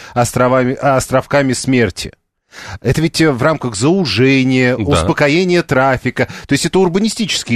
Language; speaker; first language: Russian; native; Russian